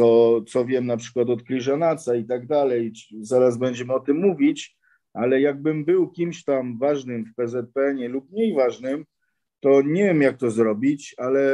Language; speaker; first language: Polish; early bilingual, heritage; Polish